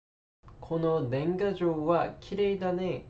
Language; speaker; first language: Japanese; non-native, learner; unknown